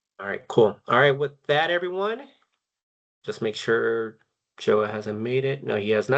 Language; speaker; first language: English; native; English